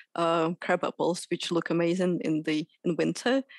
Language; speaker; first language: English; non-native, fluent; Russian